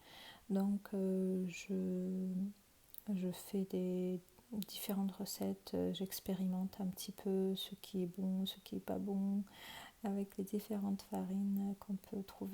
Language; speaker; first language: French; non-native, fluent; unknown